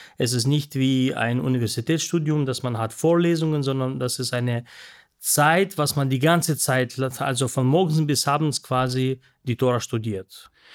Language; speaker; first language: German; non-native, fluent; Russian